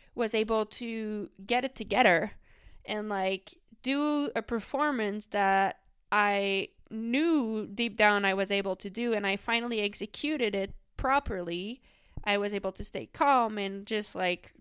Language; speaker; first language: English; non-native, fluent; French